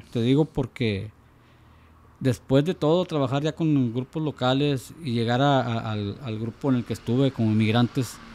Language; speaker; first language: Spanish; native; Spanish